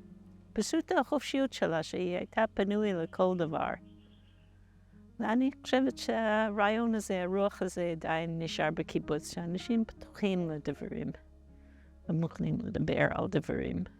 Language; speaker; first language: Hebrew; non-native, fluent; English